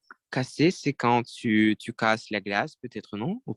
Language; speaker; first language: French; non-native, learner; Russian